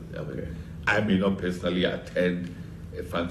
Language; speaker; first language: English; non-native, local second language; Akan